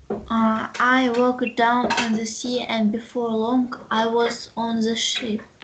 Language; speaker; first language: English; non-native, learner; Russian